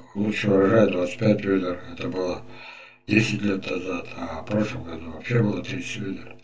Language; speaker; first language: Russian; native; Russian